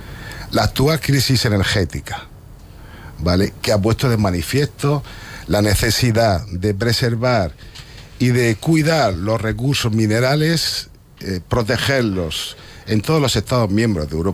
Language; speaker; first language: Spanish; native; Spanish